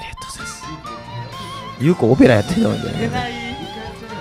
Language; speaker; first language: Japanese; native; Japanese